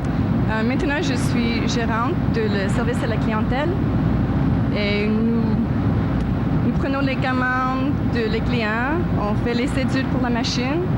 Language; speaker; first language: French; non-native, local second language; English